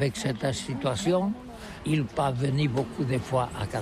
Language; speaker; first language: French; non-native, learner; Catalan